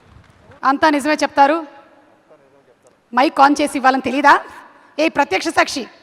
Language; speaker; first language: Telugu; native; Telugu